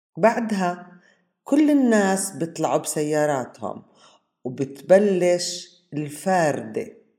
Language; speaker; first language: Arabic; native; Arabic